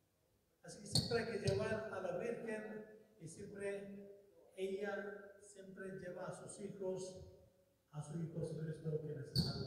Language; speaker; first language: Spanish; non-native, fluent; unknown